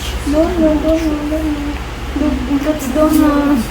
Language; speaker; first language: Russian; non-native, learner; Filipino